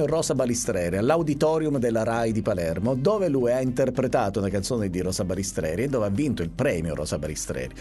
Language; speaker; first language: Italian; native; Italian